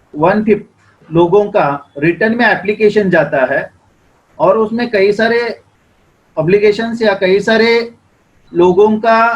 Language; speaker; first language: Hindi; non-native, local second language; Marathi